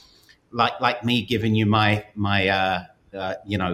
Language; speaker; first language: English; native; English